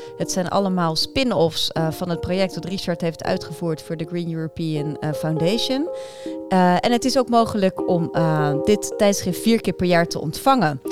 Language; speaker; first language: Dutch; native; Dutch